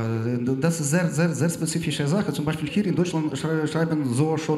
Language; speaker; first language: German; non-native, learner; Ukrainian